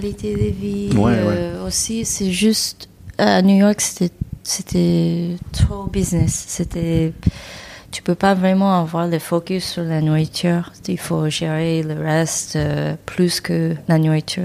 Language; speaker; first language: French; non-native, learner; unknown